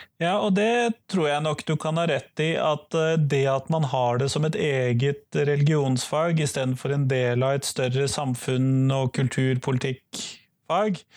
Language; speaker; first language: Norwegian; native; Norwegian